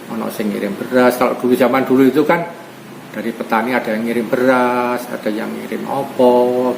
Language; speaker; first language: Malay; non-native, local second language; Javanese